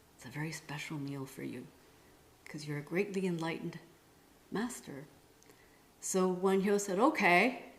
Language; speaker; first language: English; non-native, fluent; Korean